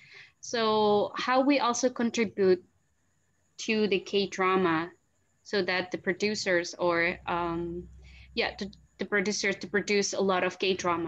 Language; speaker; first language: English; non-native, fluent; Indonesian